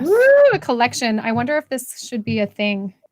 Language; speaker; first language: English; native; English